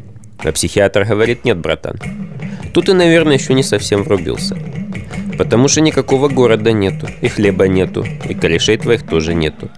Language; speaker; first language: Russian; native; Russian